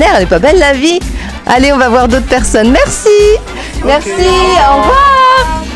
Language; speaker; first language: French; native; French